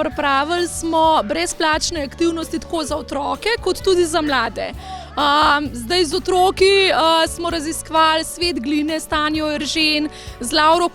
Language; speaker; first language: Slovenian; native; Slovenian